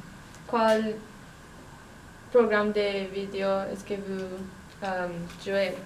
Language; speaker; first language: French; non-native, learner; English